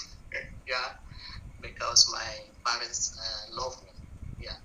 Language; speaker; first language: English; non-native, learner; Indonesian